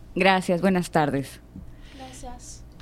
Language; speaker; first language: Spanish; non-native, fluent; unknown